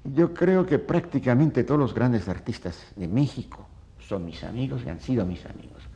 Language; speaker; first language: Spanish; early bilingual, other home language; Polish